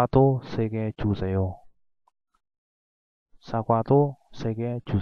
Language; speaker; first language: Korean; non-native, fluent; Vietnamese